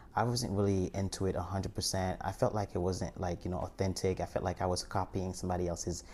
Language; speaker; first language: English; early bilingual, other home language; Haitian Creole